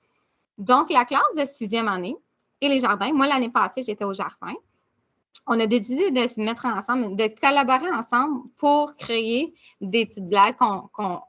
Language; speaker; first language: French; native; French